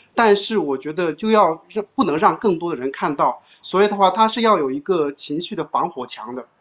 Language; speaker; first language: Chinese; native; Chinese